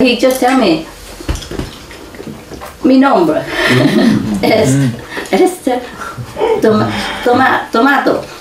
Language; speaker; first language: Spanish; non-native, learner; Vietnamese